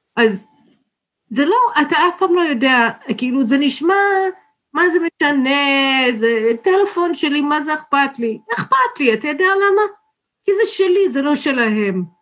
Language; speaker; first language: Hebrew; non-native, fluent; English